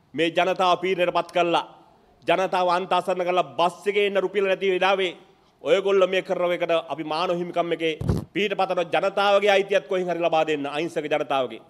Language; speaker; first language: Sinhala; native; Sinhala